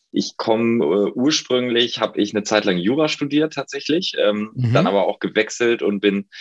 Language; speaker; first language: German; native; German